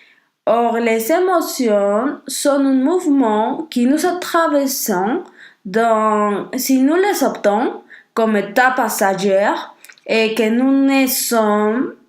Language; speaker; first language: French; non-native, learner; Spanish